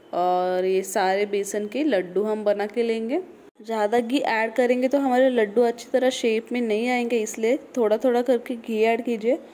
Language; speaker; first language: Hindi; non-native, local second language; Marathi